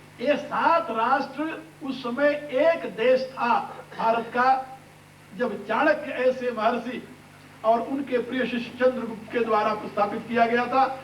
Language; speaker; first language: Hindi; native; Hindi